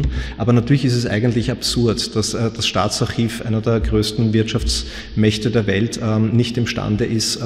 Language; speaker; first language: German; native; German